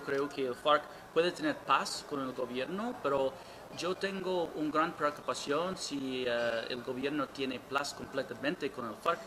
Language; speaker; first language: Spanish; non-native, learner; English